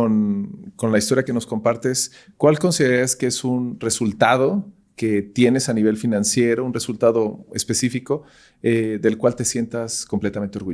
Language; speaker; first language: Spanish; native; Spanish